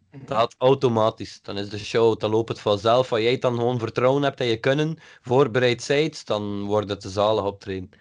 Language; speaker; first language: Dutch; native; Dutch